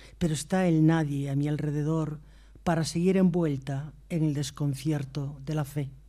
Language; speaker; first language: Spanish; native; Spanish